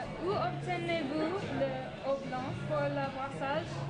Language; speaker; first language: French; non-native, learner; English